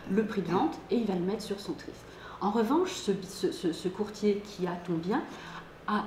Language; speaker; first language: French; native; French